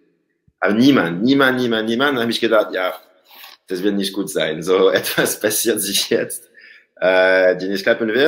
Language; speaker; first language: German; non-native, learner; French